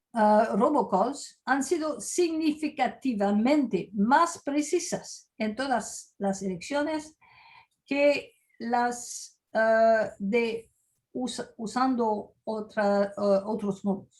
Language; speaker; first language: Spanish; non-native, fluent; French